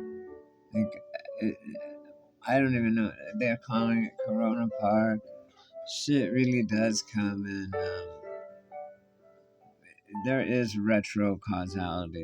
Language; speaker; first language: English; native; English